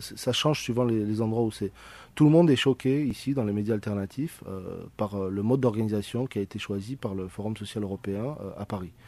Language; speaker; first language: French; native; French